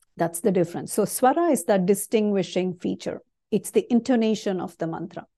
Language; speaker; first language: English; non-native, local second language; Kannada